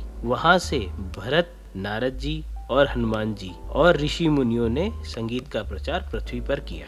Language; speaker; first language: Hindi; native; Hindi